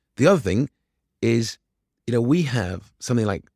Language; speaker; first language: English; early bilingual, other home language; Arabic